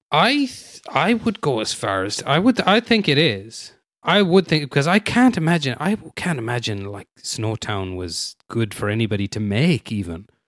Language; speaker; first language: English; native; English